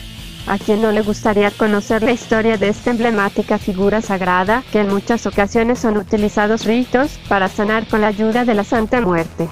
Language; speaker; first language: Spanish; native; Spanish